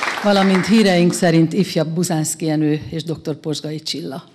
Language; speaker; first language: Hungarian; native; Hungarian